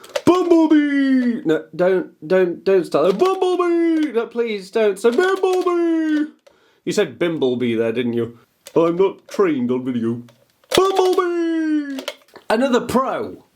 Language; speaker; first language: English; native; English